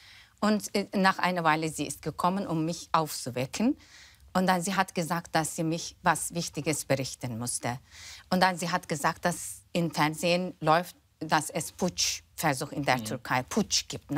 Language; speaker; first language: German; non-native, fluent; Turkish